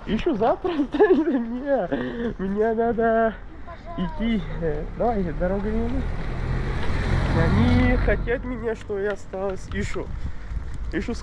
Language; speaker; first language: Russian; non-native, local second language; Kyrgyz